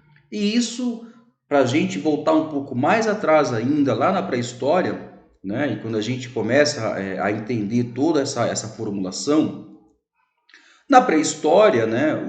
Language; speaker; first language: Portuguese; native; Portuguese